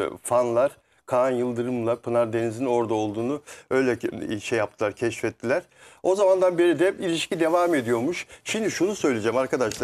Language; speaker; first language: Turkish; native; Turkish